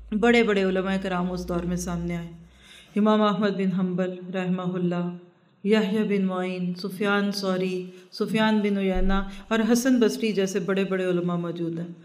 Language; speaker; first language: Urdu; early bilingual, heritage; Urdu